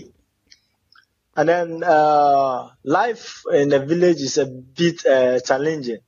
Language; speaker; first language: English; non-native, local second language; Ewe